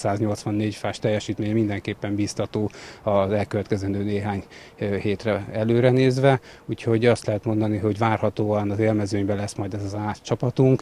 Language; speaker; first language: Hungarian; native; Hungarian